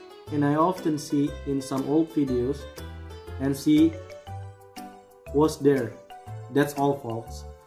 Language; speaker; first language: English; non-native, fluent; Indonesian